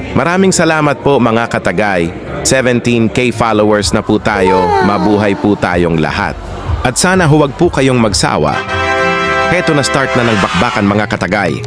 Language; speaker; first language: Filipino; native; Filipino